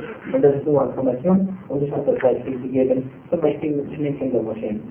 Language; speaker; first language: German; non-native, fluent; Arabic